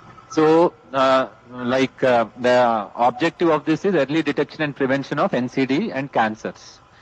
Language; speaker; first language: English; non-native, local second language; Telugu